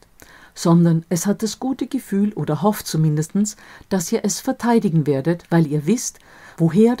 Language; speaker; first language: German; native; German